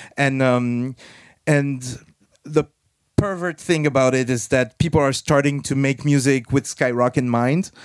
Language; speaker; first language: English; non-native, fluent; French